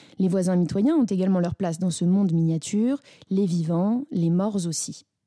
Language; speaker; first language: French; native; French